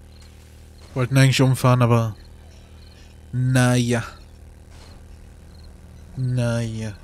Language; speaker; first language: German; native; German